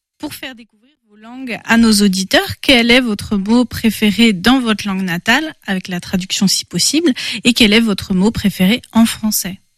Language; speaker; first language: French; native; French